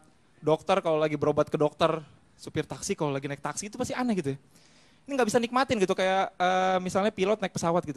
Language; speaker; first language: Indonesian; native; Indonesian